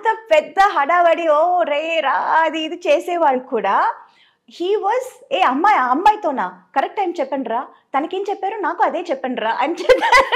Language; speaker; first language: Telugu; non-native, local second language; Tamil